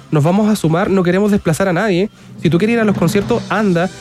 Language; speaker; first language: Spanish; native; Spanish